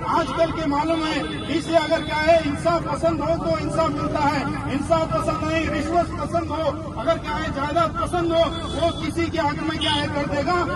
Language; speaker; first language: Urdu; native; Urdu